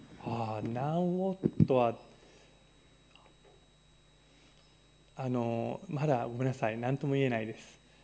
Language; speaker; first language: Japanese; non-native, fluent; English